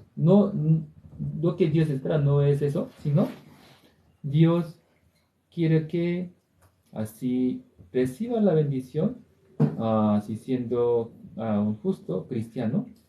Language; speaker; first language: Spanish; non-native, learner; Korean